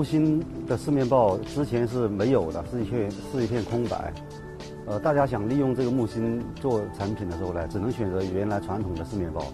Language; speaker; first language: Chinese; native; Chinese